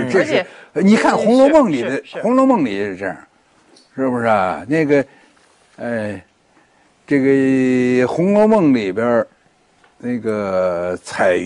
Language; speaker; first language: Chinese; native; Chinese